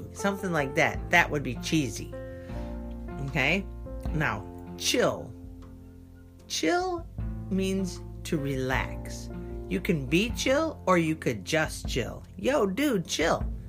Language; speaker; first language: English; native; English